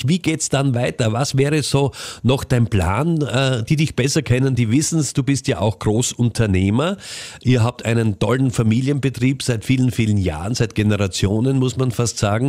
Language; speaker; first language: German; native; German